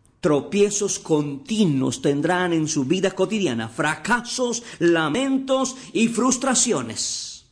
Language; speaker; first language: Spanish; native; Spanish